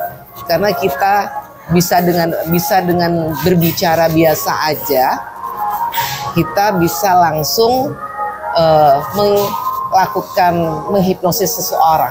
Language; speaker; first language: Indonesian; non-native, local second language; Javanese